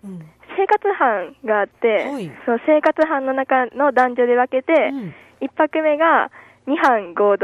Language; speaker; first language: Japanese; native; Japanese